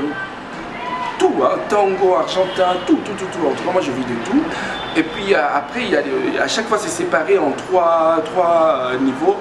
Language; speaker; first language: French; non-native, local second language; Luba-Lulua